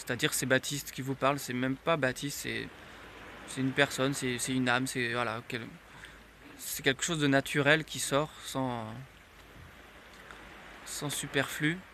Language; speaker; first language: French; native; French